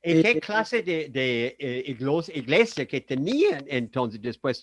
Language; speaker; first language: Spanish; non-native, fluent; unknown